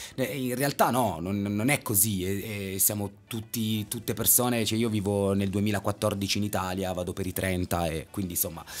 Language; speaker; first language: Italian; native; Italian